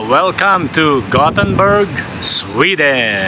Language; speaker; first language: English; non-native, local second language; Filipino